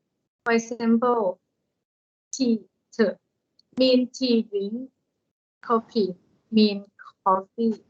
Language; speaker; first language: English; non-native, learner; Thai